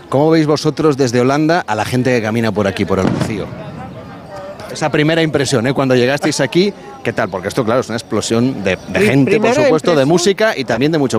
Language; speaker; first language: Spanish; native; Spanish